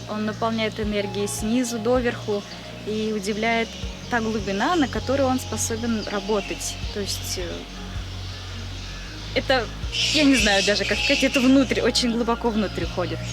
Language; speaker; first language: Russian; native; Russian